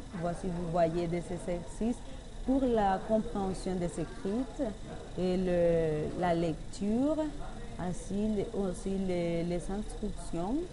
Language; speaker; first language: French; non-native, learner; Spanish